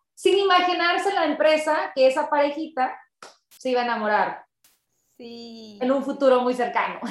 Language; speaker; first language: Spanish; early bilingual, heritage; Spanish